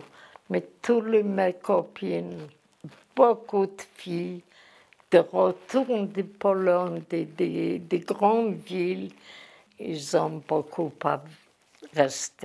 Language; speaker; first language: French; non-native, learner; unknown